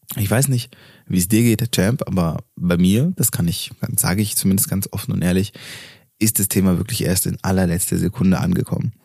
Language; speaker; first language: German; native; German